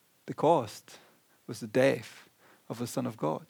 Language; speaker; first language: English; native; English